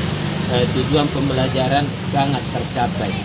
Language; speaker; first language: Indonesian; native; Indonesian